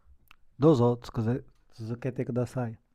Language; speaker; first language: Japanese; non-native, fluent; Portuguese